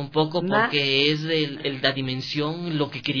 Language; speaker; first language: Spanish; native; Spanish